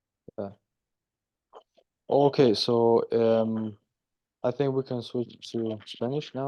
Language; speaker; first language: English; non-native, fluent; Spanish